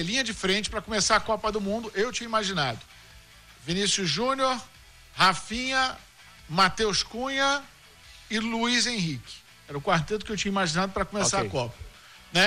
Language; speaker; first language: Portuguese; native; Portuguese